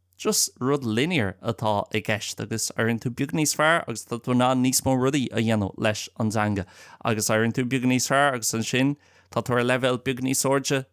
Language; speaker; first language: Irish; non-native, local second language; English